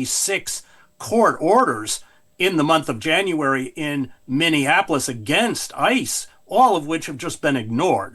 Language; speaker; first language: English; native; English